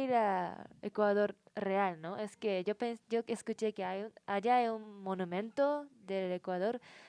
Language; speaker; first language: Spanish; non-native, learner; Japanese